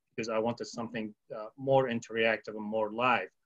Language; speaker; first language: English; early bilingual, other home language; Arabic